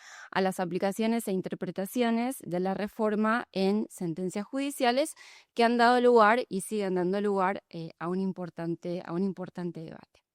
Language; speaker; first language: Spanish; native; Spanish